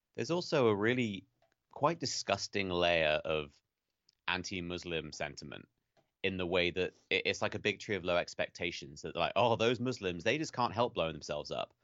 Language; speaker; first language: English; native; English